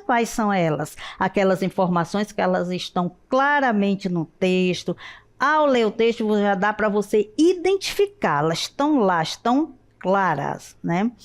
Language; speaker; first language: Portuguese; native; Portuguese